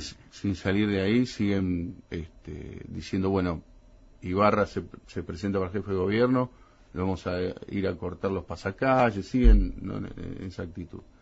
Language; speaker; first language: Spanish; native; Spanish